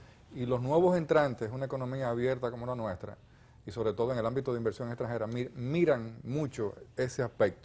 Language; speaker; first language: Spanish; native; Spanish